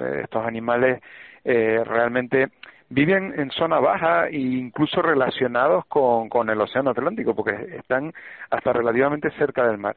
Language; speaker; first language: Spanish; native; Spanish